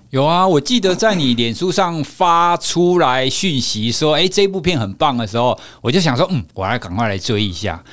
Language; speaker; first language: Chinese; native; Chinese